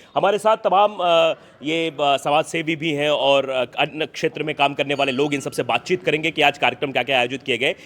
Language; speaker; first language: Hindi; native; Hindi